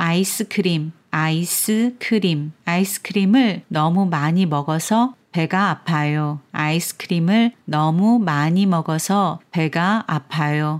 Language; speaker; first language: Korean; non-native, fluent; Chinese